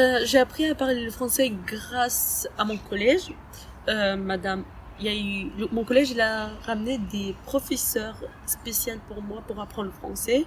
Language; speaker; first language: French; early bilingual, other home language; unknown